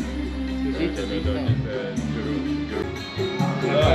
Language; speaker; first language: Indonesian; non-native, learner; English